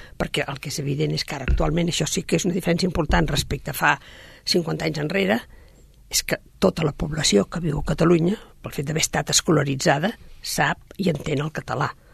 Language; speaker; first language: Catalan; native; Catalan